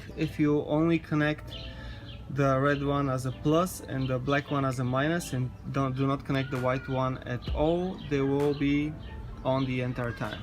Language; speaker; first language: English; non-native, fluent; Bulgarian